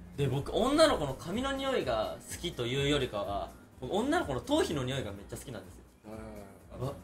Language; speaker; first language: Japanese; native; Japanese